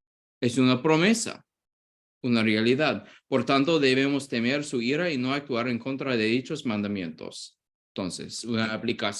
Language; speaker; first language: Spanish; non-native, fluent; English